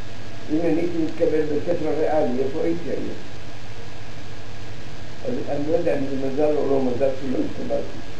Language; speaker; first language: Hebrew; early bilingual, other home language; Arabic